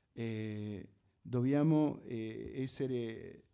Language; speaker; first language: Italian; non-native, fluent; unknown